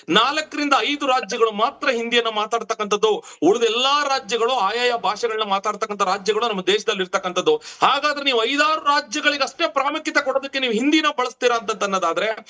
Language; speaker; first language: Kannada; native; Kannada